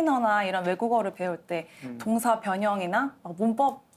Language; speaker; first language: Korean; native; Korean